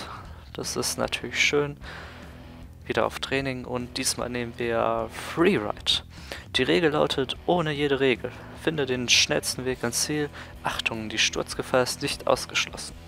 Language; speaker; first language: German; native; German